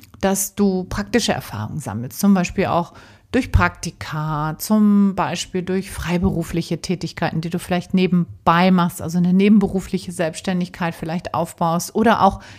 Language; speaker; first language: German; native; German